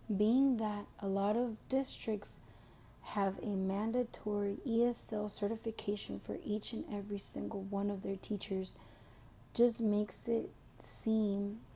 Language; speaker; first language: English; early bilingual, other home language; Spanish